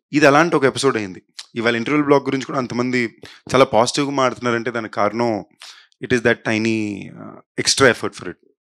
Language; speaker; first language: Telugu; native; Telugu